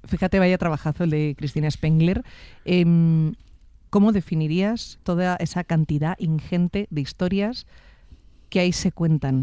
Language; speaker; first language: Spanish; native; Spanish